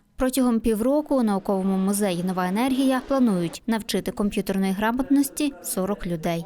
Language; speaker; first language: Ukrainian; native; Ukrainian